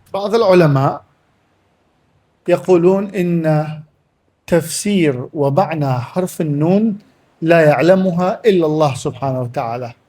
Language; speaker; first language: Arabic; native; Arabic